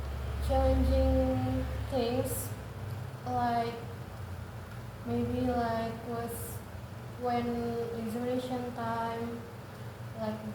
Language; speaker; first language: English; non-native, learner; Indonesian